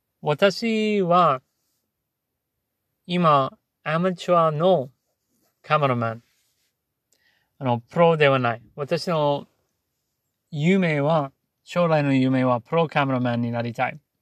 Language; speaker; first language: Japanese; non-native, learner; English